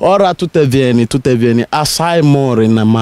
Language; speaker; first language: Italian; non-native, learner; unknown